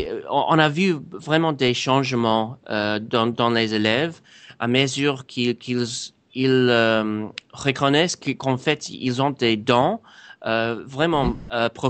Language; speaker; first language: French; non-native, fluent; English